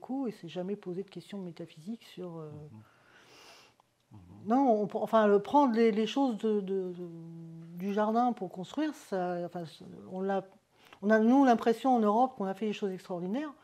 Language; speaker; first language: French; native; French